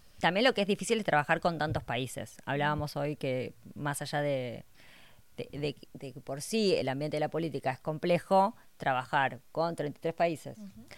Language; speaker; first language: Spanish; native; Spanish